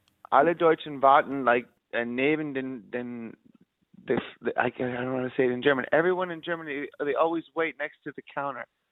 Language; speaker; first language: English; native; English